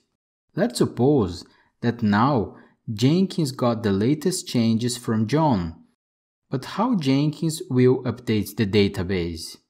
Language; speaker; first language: English; non-native, fluent; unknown